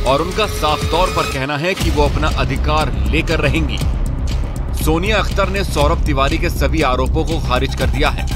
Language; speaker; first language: Hindi; native; Hindi